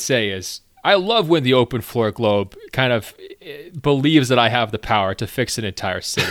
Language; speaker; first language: English; native; English